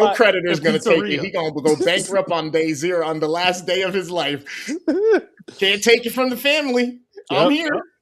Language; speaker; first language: English; native; English